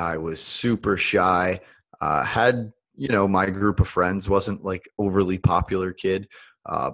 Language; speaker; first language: English; native; English